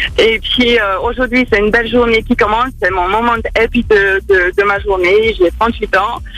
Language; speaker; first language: French; non-native, fluent; Russian